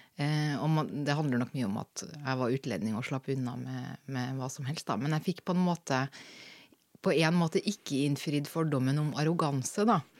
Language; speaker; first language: Norwegian; native; Norwegian